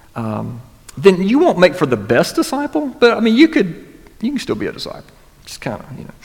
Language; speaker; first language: English; native; English